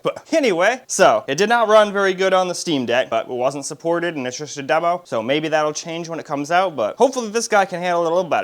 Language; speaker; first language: English; native; English